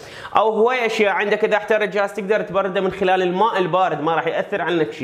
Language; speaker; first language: Arabic; native; Arabic